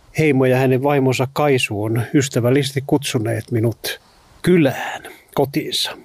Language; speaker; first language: Finnish; native; Finnish